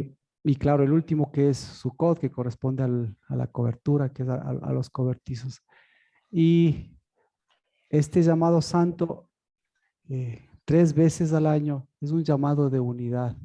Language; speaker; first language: Spanish; native; Spanish